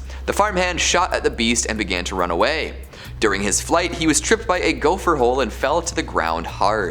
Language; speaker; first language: English; native; English